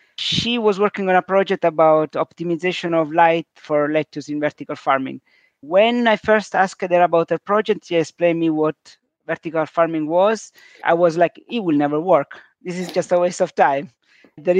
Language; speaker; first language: English; non-native, fluent; Italian